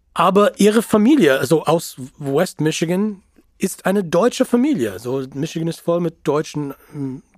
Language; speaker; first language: German; non-native, fluent; English